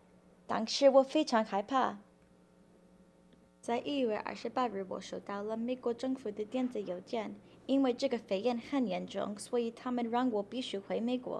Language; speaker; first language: Chinese; non-native, learner; English